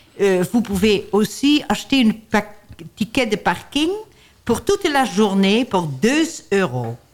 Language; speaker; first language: French; non-native, learner; Dutch